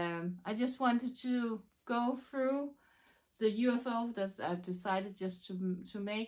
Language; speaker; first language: English; non-native, fluent; Danish